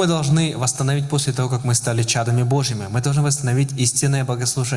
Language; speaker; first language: Russian; native; Russian